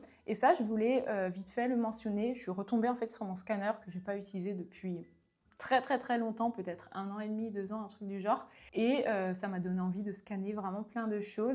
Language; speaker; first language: French; native; French